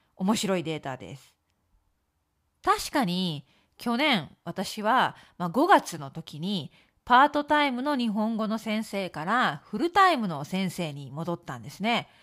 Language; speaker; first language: Japanese; native; Japanese